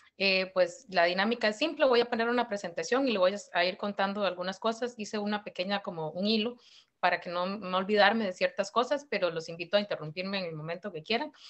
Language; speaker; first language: Spanish; native; Spanish